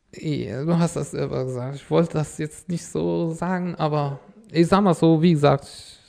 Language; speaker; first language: German; non-native, fluent; Arabic